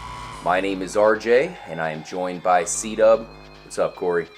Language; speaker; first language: English; native; English